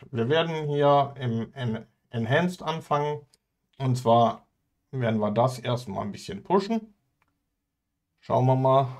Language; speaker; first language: German; native; German